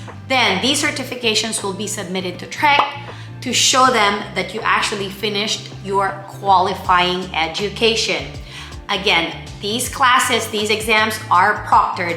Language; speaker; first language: English; non-native, local second language; Filipino